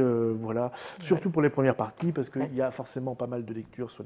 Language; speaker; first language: French; native; French